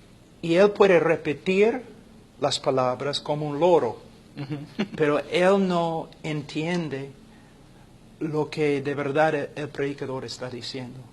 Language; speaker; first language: Spanish; non-native, fluent; English